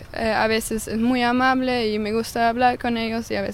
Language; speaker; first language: Spanish; non-native, fluent; German